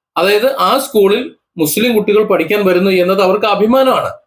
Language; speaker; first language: Malayalam; native; Malayalam